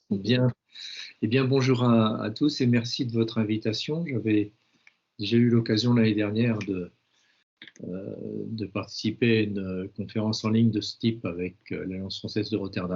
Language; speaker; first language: French; native; French